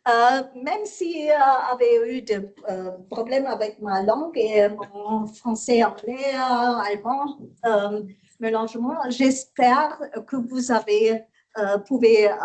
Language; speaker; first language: French; non-native, learner; German